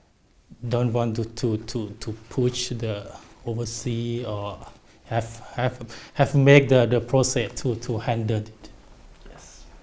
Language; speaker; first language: English; non-native, learner; Thai